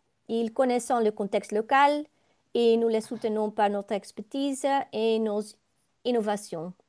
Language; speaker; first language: French; non-native, learner; Dutch